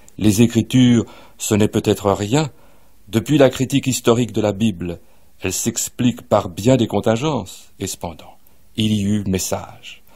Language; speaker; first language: French; native; French